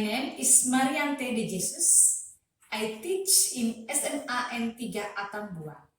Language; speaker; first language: English; non-native, fluent; Indonesian